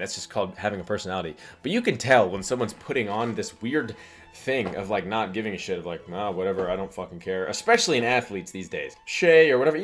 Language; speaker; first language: English; native; English